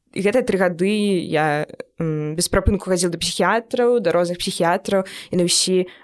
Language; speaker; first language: Belarusian; native; Belarusian